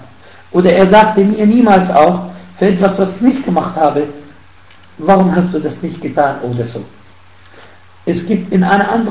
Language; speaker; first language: German; non-native, fluent; Arabic